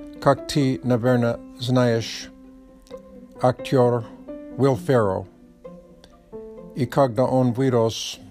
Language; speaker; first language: Russian; non-native, learner; Polish